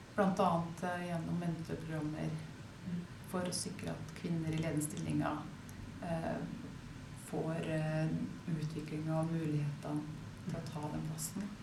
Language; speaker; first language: Norwegian; native; Norwegian